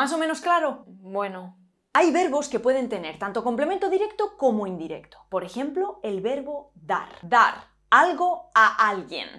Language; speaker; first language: Spanish; native; Spanish